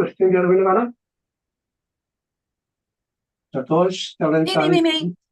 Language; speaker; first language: Welsh; native; Welsh